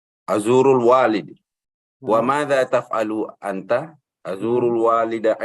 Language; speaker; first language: Arabic; non-native, learner; Indonesian